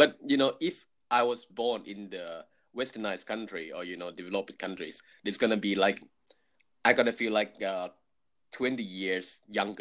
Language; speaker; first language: English; non-native, fluent; Thai